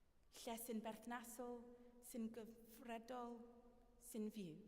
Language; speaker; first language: Welsh; non-native, fluent; English